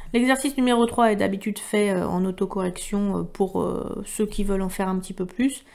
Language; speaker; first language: French; native; French